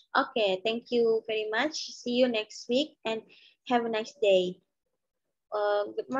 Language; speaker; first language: English; non-native, learner; Indonesian